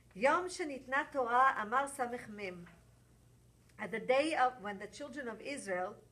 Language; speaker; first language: English; non-native, fluent; Hebrew